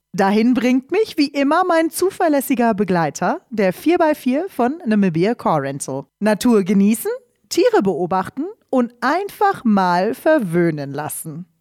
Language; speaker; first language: German; native; German